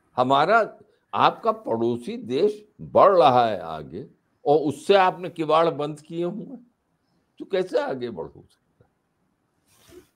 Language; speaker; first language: Hindi; native; Hindi